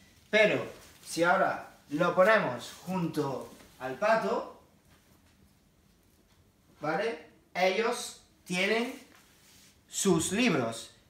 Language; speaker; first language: Spanish; native; Spanish